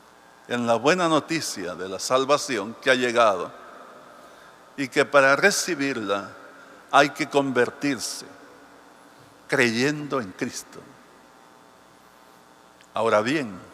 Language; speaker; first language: Spanish; native; Spanish